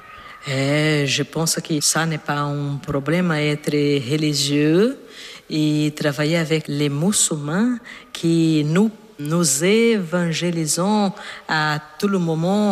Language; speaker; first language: French; non-native, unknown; Portuguese